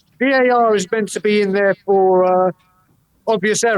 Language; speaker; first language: English; native; English